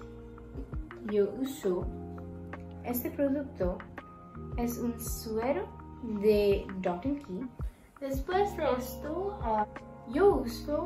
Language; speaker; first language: Spanish; non-native, learner; English